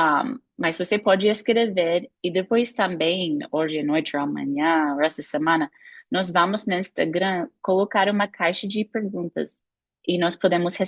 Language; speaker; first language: Portuguese; non-native, fluent; English